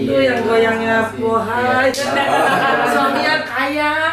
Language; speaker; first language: Indonesian; native; Indonesian